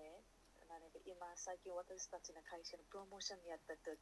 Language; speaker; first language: Japanese; non-native, learner; Nepali